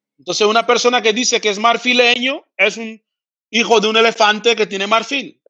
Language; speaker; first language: Spanish; early bilingual, other home language; Fang